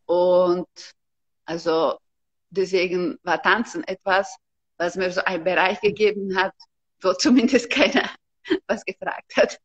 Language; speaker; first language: German; non-native, fluent; Slovak